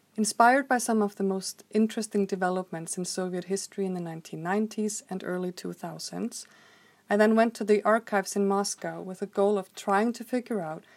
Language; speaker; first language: English; non-native, fluent; Icelandic